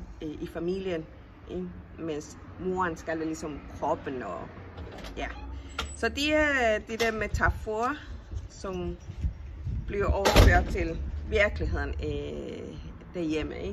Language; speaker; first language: Danish; non-native, fluent; Spanish